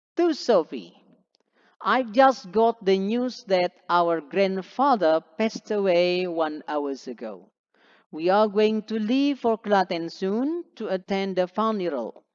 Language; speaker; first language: English; non-native, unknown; Indonesian